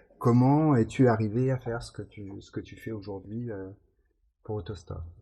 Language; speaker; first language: French; native; French